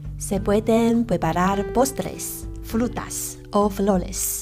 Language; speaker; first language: Spanish; non-native, learner; Chinese